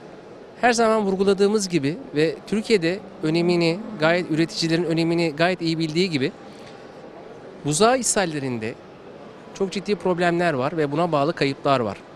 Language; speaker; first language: Turkish; native; Turkish